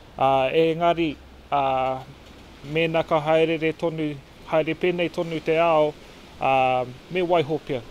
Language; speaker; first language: Māori; non-native, local second language; English